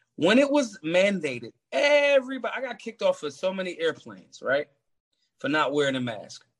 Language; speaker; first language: English; native; English